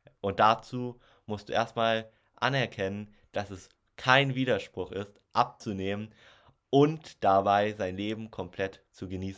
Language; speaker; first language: German; native; German